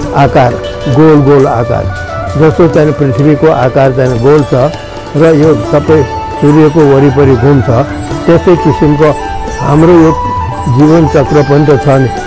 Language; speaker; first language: Nepali; non-native, local second language; Newari